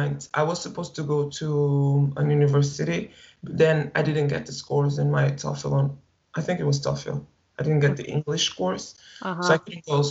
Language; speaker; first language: English; non-native, fluent; Portuguese